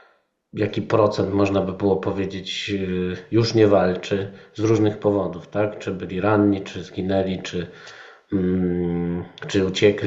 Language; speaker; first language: Polish; native; Polish